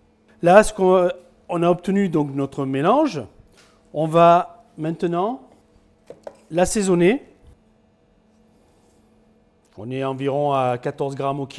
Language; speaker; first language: French; native; French